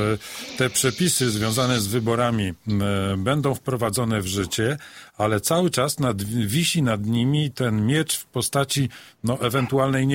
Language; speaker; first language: Polish; native; Polish